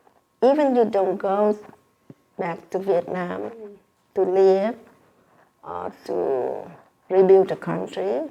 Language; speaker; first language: English; non-native, learner; Vietnamese